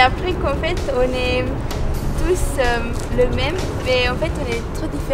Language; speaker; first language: French; non-native, learner; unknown